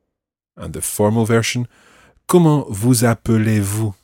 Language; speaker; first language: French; non-native, fluent; English